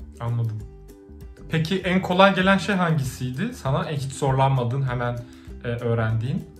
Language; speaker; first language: Turkish; native; Turkish